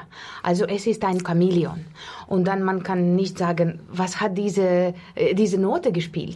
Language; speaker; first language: German; non-native, fluent; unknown